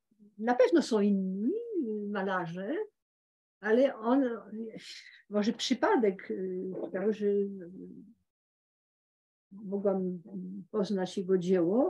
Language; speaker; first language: Polish; early bilingual, heritage; Polish